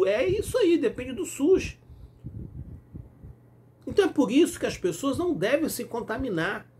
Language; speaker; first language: Portuguese; native; Portuguese